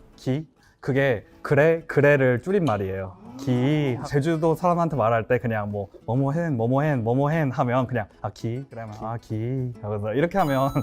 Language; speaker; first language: Korean; native; Korean